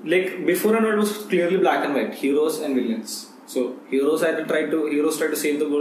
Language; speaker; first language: English; non-native, local second language; Malayalam